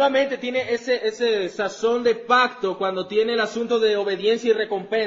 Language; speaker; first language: Spanish; native; Spanish